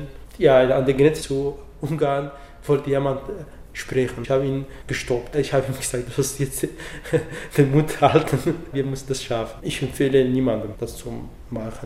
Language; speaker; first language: German; non-native, fluent; Arabic